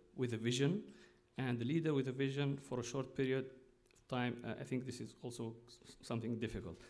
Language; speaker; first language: English; non-native, fluent; Arabic